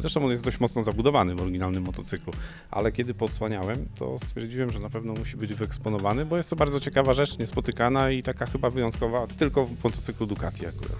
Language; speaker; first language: Polish; native; Polish